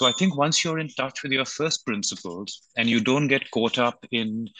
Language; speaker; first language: English; non-native, local second language; Hindi